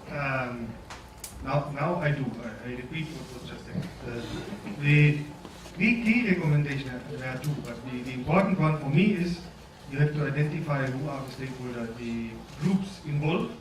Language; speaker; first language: English; non-native, fluent; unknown